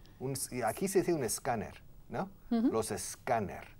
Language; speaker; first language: Spanish; non-native, fluent; English